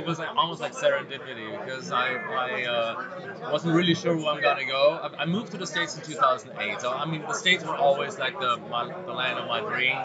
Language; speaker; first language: English; non-native, fluent; German